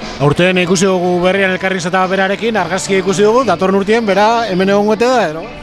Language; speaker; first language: Basque; native; Basque